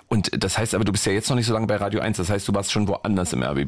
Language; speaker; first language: German; native; German